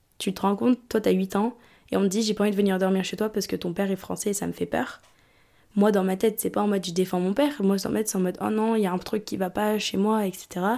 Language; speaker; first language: French; early bilingual, other home language; English